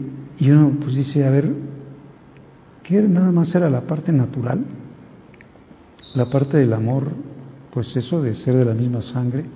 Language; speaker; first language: Spanish; native; Spanish